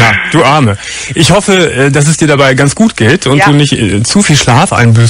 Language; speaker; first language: German; native; German